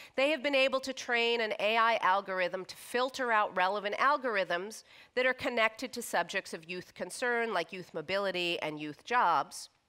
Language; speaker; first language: English; native; English